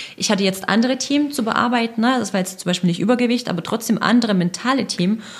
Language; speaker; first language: German; non-native, fluent; Russian